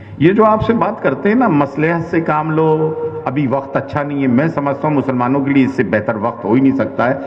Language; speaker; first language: Urdu; native; Urdu